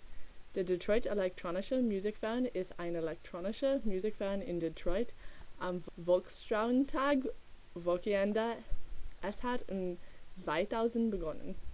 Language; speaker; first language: German; non-native, learner; English